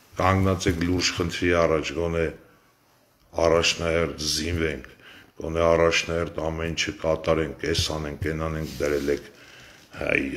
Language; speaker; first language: Armenian; native; Armenian